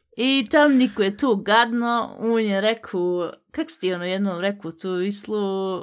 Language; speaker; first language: Bosnian; native; Bosnian